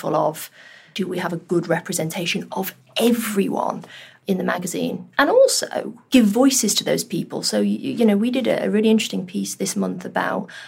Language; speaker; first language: English; early bilingual, other home language; Urdu